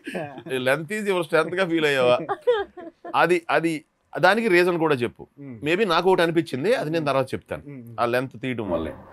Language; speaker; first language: Telugu; native; Telugu